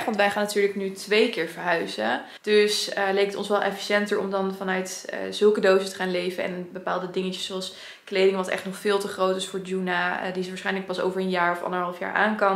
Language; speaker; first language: Dutch; native; Dutch